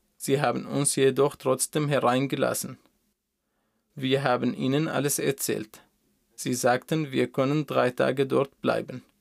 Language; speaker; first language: German; non-native, fluent; Arabic